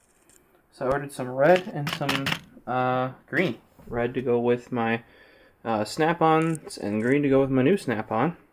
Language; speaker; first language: English; native; English